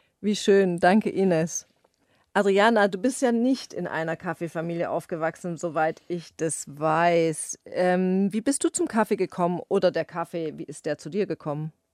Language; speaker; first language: German; native; German